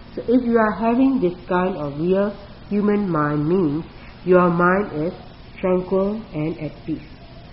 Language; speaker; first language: English; non-native, fluent; Burmese